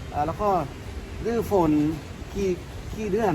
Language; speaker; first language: Thai; non-native, learner; Hindi